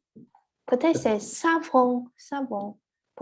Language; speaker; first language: French; non-native, learner; Chinese